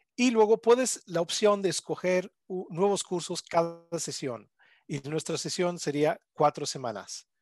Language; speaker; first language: Spanish; non-native, fluent; English